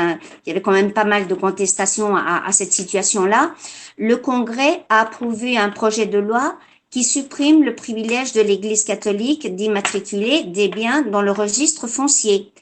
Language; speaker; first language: French; non-native, fluent; Spanish